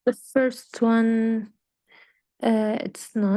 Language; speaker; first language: English; non-native, learner; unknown